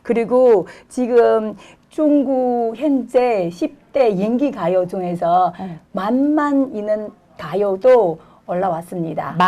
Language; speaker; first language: Korean; non-native, fluent; Chinese